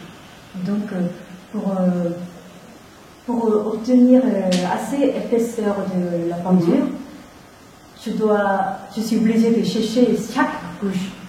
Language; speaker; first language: French; non-native, fluent; Korean